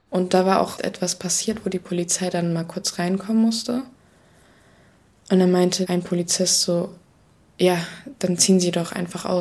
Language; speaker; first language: German; early bilingual, other home language; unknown